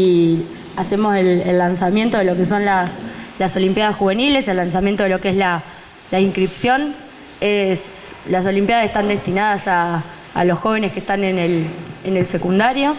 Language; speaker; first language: Spanish; native; Spanish